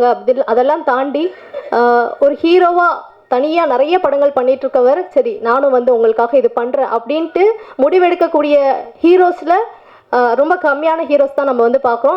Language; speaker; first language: Tamil; native; Tamil